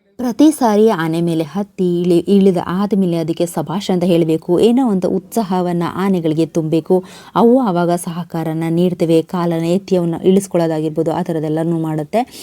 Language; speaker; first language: Kannada; native; Kannada